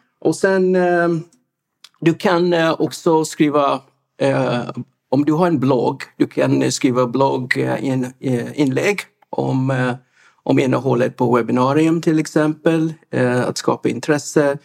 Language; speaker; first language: Swedish; non-native, fluent; English